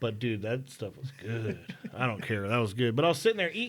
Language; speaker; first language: English; native; English